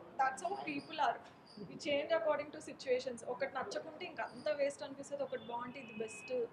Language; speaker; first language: Telugu; non-native, local second language; Marathi